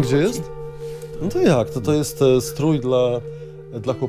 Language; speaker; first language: Polish; native; Polish